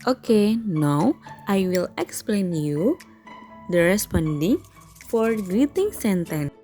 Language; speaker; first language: English; non-native, learner; Indonesian